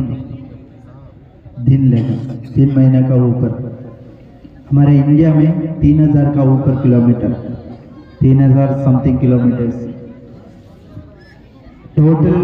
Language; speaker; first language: Hindi; non-native, local second language; Malayalam